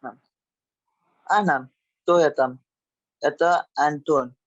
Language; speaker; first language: Russian; non-native, learner; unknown